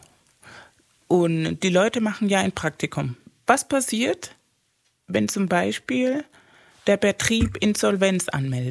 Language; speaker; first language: German; non-native, fluent; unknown